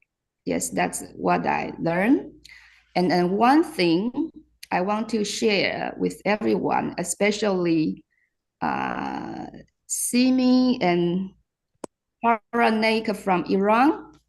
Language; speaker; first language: English; non-native, fluent; Chinese